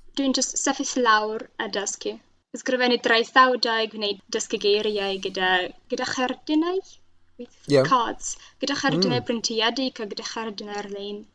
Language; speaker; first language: Welsh; non-native, learner; Russian